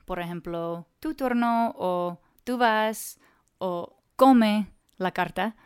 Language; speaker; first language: Spanish; non-native, learner; English